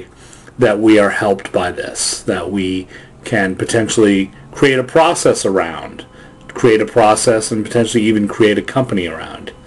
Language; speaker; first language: English; native; English